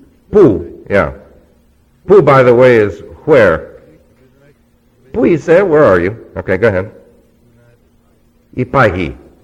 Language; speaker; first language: English; native; English